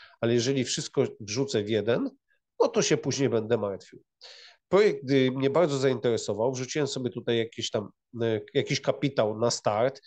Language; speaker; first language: Polish; native; Polish